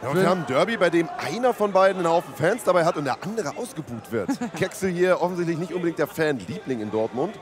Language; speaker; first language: German; native; German